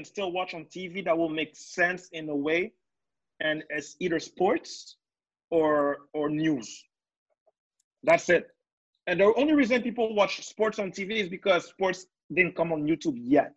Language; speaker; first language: English; non-native, fluent; French